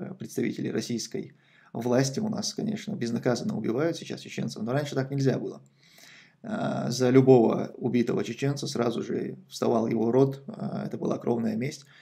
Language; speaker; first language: Russian; non-native, local second language; Chechen